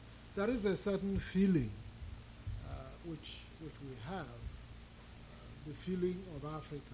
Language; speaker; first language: English; non-native, local second language; Igbo